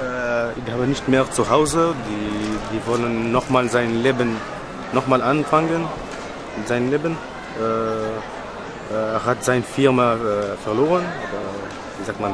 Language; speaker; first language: German; non-native, learner; Arabic